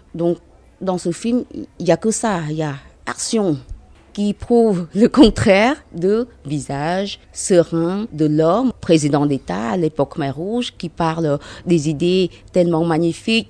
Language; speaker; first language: French; non-native, fluent; Khmer